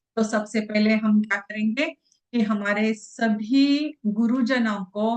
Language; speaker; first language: Hindi; non-native, local second language; Marathi